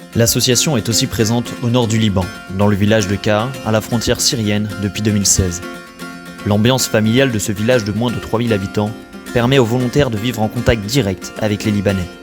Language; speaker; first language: French; native; French